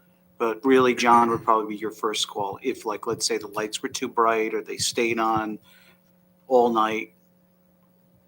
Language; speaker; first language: English; native; English